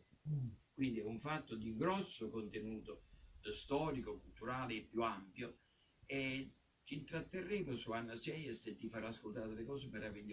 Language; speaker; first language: Italian; native; Italian